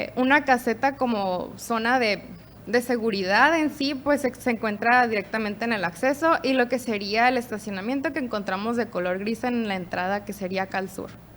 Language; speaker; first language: Spanish; native; Spanish